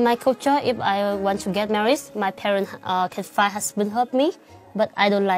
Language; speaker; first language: English; non-native, learner; Iu Mien